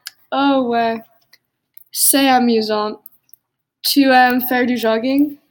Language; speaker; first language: French; non-native, learner; English